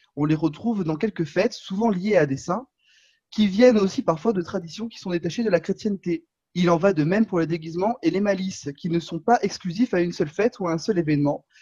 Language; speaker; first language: French; native; French